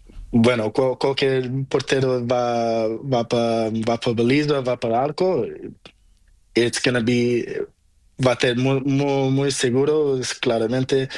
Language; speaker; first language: Spanish; non-native, learner; Portuguese